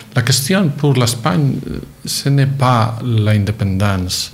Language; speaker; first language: French; non-native, learner; Catalan